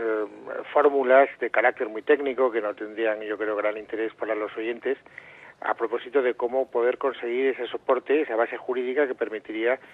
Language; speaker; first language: Spanish; native; Spanish